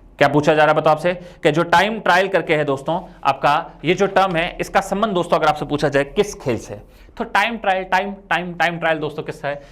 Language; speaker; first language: Hindi; native; Hindi